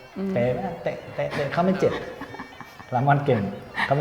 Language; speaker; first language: Thai; native; Thai